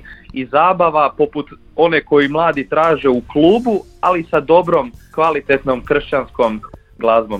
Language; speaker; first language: Croatian; native; Croatian